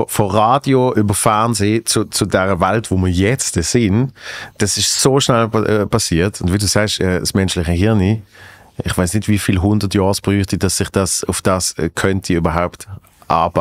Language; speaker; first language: German; native; German